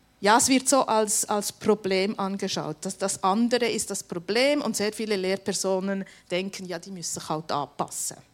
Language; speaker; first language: German; native; German